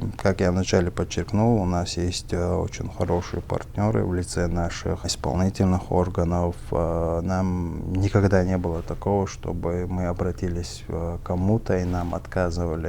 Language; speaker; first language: Russian; non-native, local second language; Chechen